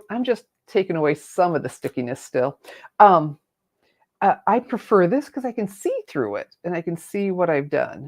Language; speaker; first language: English; native; English